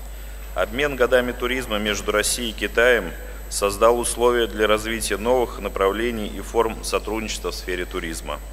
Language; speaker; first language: Russian; native; Russian